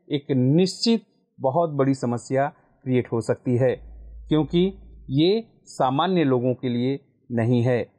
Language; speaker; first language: Hindi; non-native, local second language; Gujarati